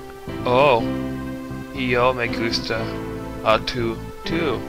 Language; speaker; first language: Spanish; non-native, learner; English